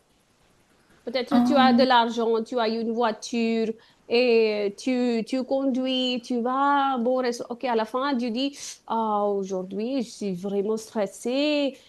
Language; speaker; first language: French; non-native, fluent; Hindi